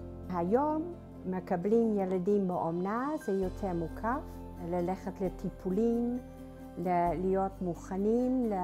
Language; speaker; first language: Hebrew; non-native, learner; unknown